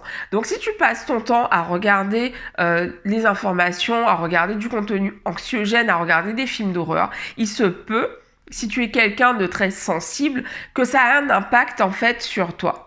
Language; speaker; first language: French; native; French